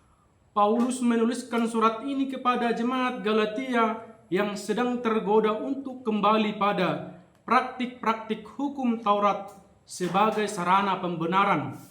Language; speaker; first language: Indonesian; native; Indonesian